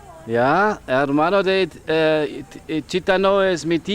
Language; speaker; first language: Spanish; non-native, learner; German